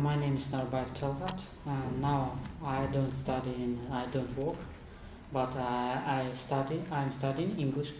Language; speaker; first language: English; non-native, learner; Kazakh